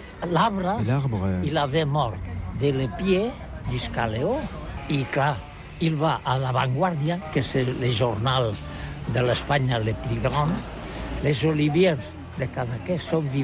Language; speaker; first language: French; non-native, learner; Catalan